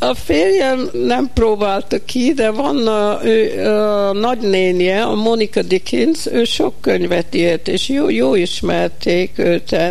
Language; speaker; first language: Hungarian; early bilingual, heritage; Hungarian